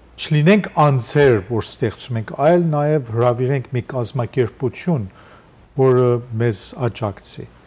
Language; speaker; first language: Armenian; native; Armenian